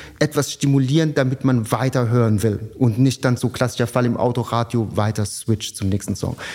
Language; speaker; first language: German; native; German